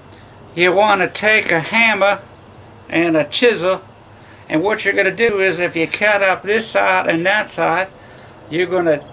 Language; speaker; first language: English; native; English